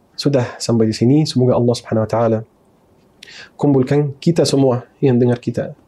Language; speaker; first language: Malay; non-native, fluent; Arabic